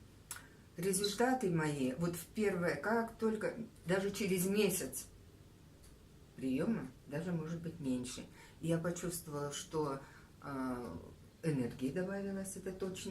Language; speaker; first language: Russian; native; Russian